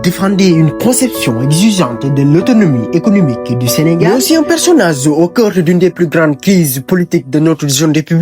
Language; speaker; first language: French; non-native, local second language; Wolof